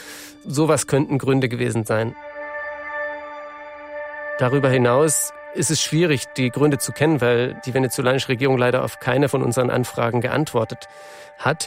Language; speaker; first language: German; native; German